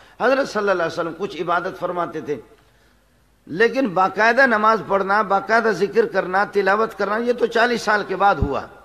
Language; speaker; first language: Urdu; non-native, local second language; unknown